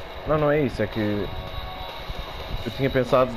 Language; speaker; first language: Portuguese; native; Portuguese